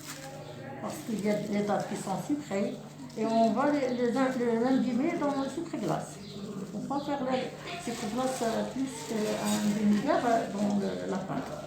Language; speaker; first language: French; non-native, local second language; Arabic